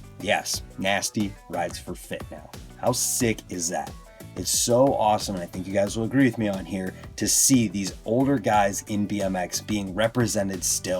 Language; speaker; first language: English; native; English